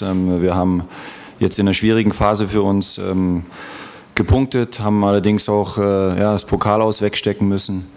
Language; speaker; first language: German; native; German